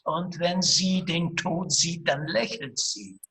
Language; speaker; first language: German; non-native, fluent; Russian